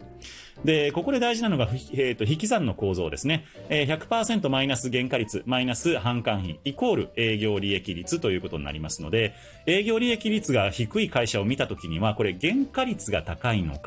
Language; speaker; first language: Japanese; native; Japanese